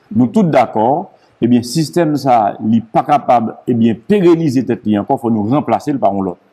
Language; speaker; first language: French; non-native, local second language; Haitian Creole